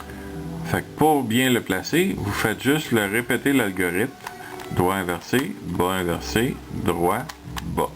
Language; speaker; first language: French; native; French